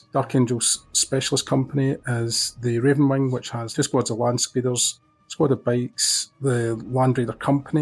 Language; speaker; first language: English; native; English